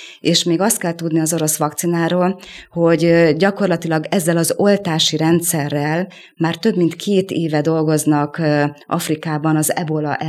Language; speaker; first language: Hungarian; native; Hungarian